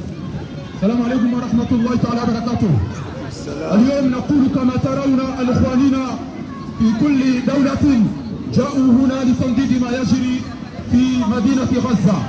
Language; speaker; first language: Arabic; non-native, fluent; Comorian